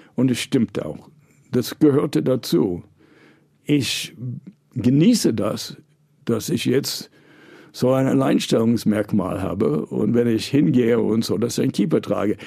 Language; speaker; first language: German; non-native, fluent; English